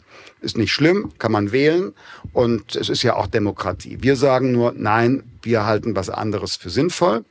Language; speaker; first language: German; native; German